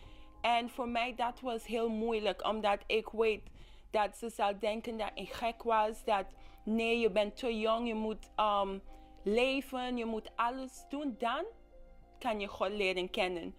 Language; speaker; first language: Dutch; non-native, local second language; English